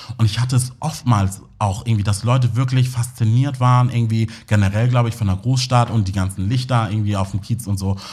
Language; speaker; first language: German; native; German